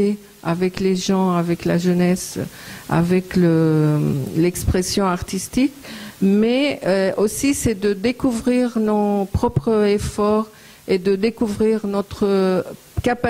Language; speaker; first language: French; non-native, fluent; Arabic